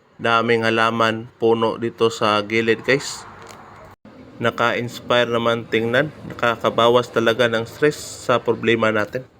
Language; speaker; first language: Filipino; non-native, local second language; Cebuano